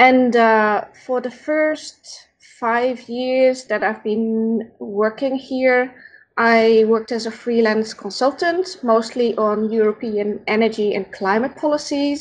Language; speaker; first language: English; non-native, fluent; Dutch